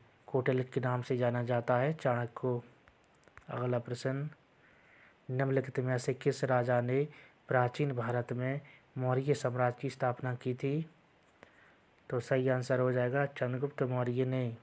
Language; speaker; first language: Hindi; native; Hindi